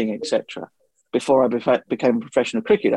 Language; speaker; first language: English; native; English